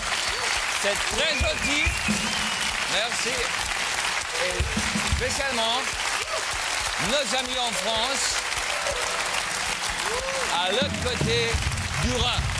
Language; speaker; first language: French; non-native, learner; German